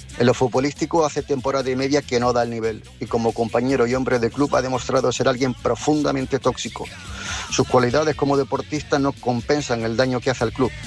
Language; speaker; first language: Spanish; native; Spanish